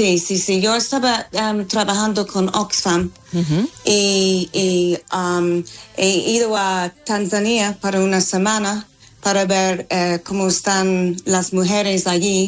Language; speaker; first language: Spanish; non-native, fluent; English